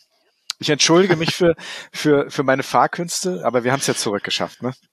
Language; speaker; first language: German; native; German